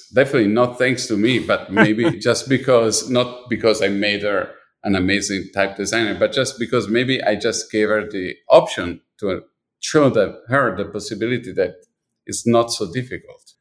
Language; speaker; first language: English; non-native, fluent; Italian